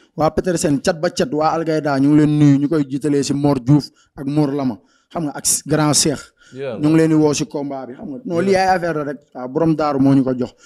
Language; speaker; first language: Wolof; non-native, local second language; Bambara